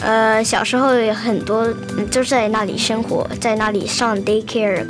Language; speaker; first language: Chinese; early bilingual, other home language; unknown